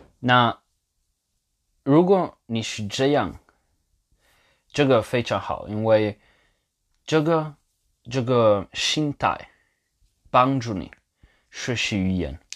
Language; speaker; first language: Chinese; non-native, fluent; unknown